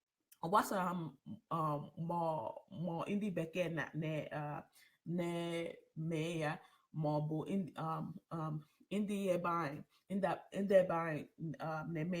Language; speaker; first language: Igbo; early bilingual, heritage; English